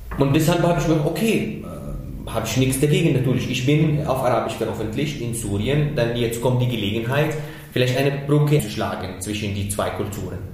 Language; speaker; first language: German; non-native, fluent; Arabic